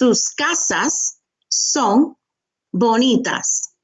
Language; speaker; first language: Spanish; non-native, fluent; English